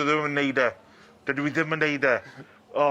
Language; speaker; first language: Welsh; non-native, learner; English